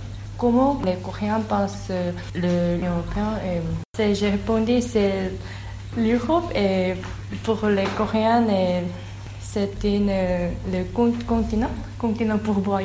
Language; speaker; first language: French; non-native, learner; Korean